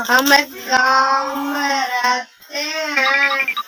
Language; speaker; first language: Hindi; non-native, local second language; Punjabi